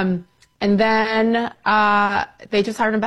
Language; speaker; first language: English; native; English